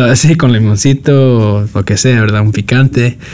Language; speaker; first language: Spanish; early bilingual, heritage; Spanish